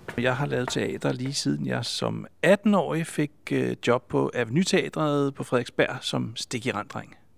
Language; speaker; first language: Danish; native; Danish